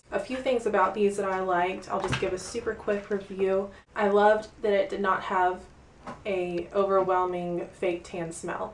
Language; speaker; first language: English; native; English